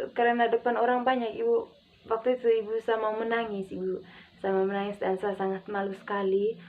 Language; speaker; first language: Indonesian; non-native, local second language; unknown